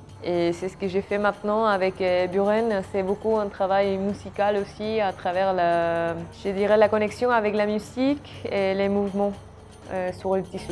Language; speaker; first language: French; non-native, fluent; Spanish